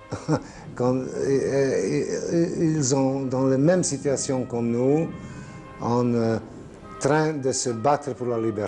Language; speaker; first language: French; non-native, fluent; Serbian